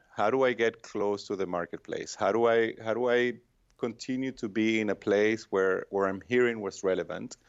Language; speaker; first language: English; non-native, fluent; Spanish